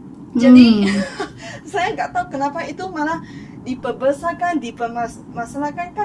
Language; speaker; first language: Indonesian; non-native, fluent; Chinese